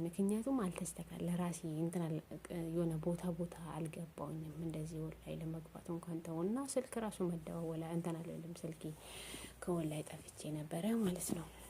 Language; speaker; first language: Amharic; non-native, local second language; Oromo